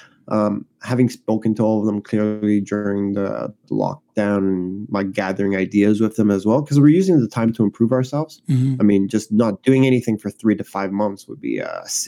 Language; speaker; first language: English; native; English